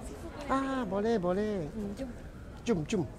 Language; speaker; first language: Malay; non-native, local second language; Chinese